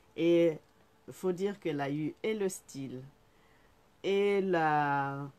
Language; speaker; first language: French; non-native, fluent; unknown